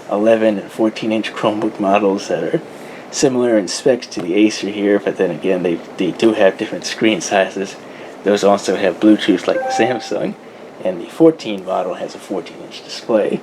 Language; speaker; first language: English; native; English